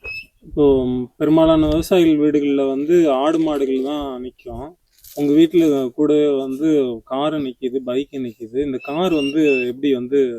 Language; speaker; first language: Tamil; native; Tamil